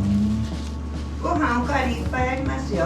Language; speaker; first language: Japanese; native; Japanese